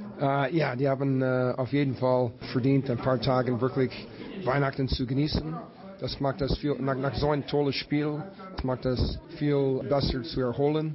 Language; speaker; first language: German; non-native, fluent; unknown